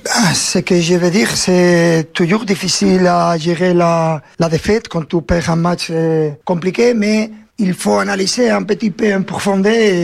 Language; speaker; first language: French; non-native, fluent; Spanish